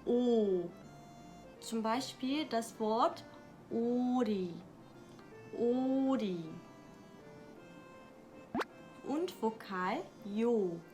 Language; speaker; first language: German; non-native, learner; Korean